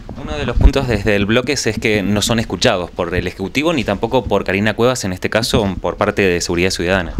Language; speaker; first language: Spanish; native; Spanish